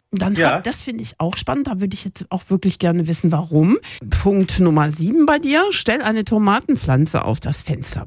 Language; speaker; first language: German; native; German